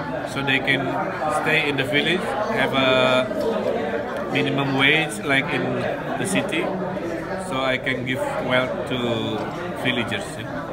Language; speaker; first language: English; non-native, fluent; Sundanese